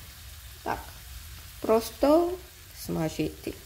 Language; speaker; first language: Ukrainian; non-native, learner; Korean